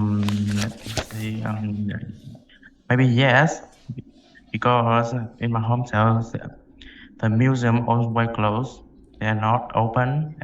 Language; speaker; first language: English; non-native, learner; Vietnamese